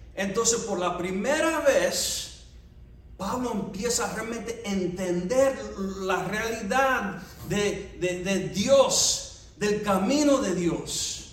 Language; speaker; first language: Spanish; non-native, fluent; English